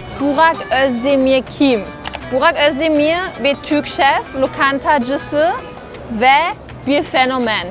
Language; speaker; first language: Turkish; non-native, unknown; German